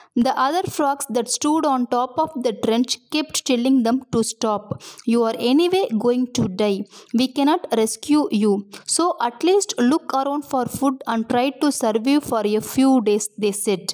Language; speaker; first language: English; non-native, local second language; Tamil